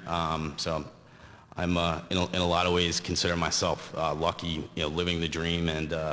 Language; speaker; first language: English; native; English